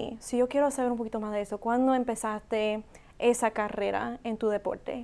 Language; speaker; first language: Spanish; non-native, learner; English